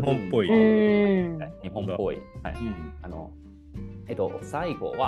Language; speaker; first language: Japanese; non-native, learner; Chinese